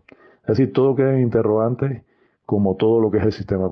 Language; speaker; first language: Spanish; native; Spanish